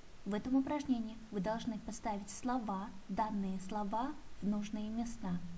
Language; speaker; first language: Russian; non-native, local second language; Kazakh